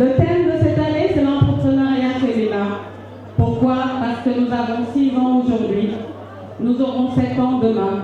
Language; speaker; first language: French; non-native, local second language; Jola-Fonyi